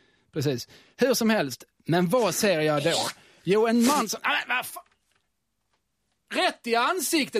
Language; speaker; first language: Swedish; native; Swedish